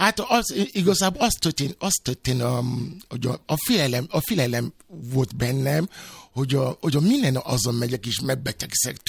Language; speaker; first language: Hungarian; non-native, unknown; Yoruba